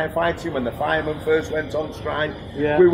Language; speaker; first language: English; native; English